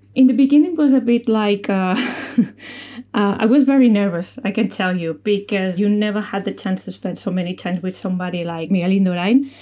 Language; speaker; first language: English; non-native, fluent; Spanish